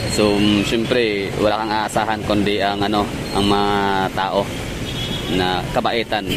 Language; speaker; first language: Filipino; non-native, local second language; Cebuano